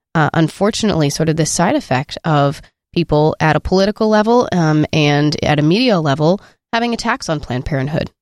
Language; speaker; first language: English; native; English